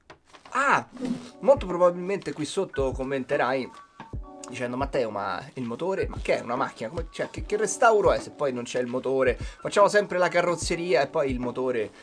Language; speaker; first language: Italian; native; Italian